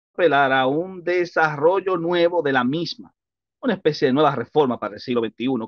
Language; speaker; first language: Spanish; native; Spanish